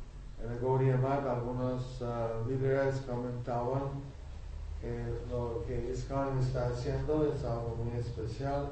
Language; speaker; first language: Spanish; non-native, learner; English